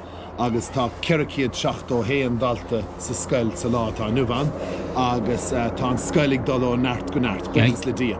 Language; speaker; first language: Irish; native; Irish